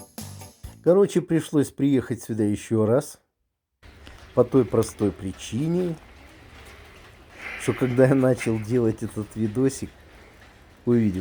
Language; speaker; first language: Russian; native; Russian